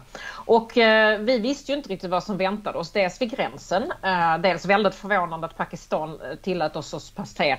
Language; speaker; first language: Swedish; native; Swedish